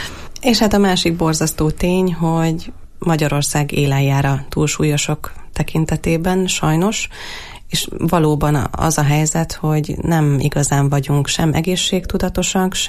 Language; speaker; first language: Hungarian; native; Hungarian